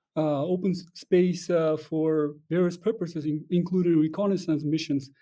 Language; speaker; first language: English; non-native, fluent; Russian